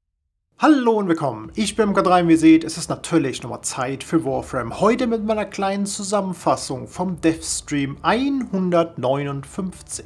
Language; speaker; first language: German; native; German